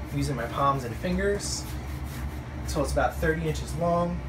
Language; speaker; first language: English; native; English